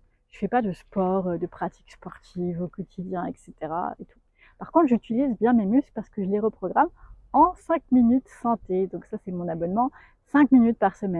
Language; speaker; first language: French; native; French